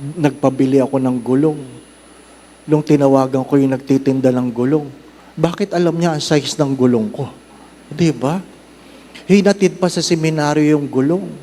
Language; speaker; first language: Filipino; non-native, local second language; Cebuano